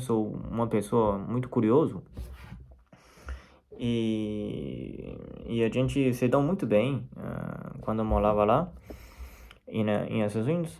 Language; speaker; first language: Portuguese; non-native, fluent; Chinese